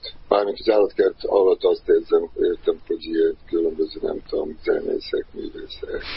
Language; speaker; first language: Hungarian; non-native, fluent; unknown